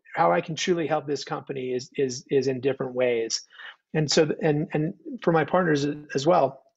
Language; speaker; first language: English; native; English